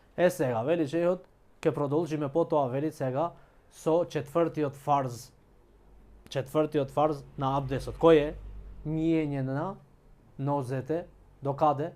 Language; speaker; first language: Macedonian; non-native, local second language; Albanian